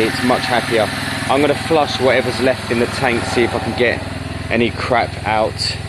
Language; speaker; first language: English; native; English